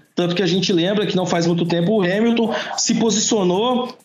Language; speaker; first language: Portuguese; native; Portuguese